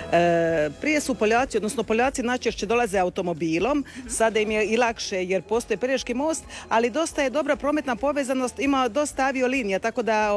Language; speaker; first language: Serbian; native; Serbian